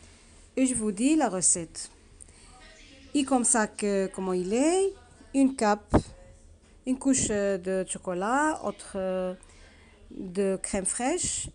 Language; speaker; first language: French; non-native, learner; Arabic